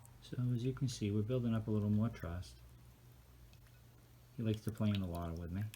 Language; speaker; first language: English; native; English